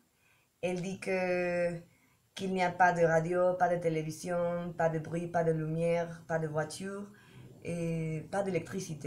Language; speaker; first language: French; non-native, learner; Spanish